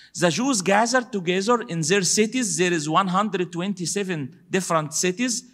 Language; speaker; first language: English; non-native, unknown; Arabic